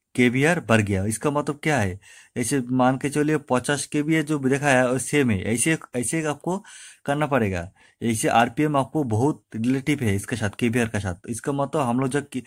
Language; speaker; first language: Hindi; non-native, local second language; Bangla